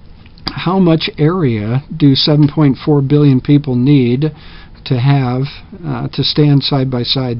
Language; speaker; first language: English; native; English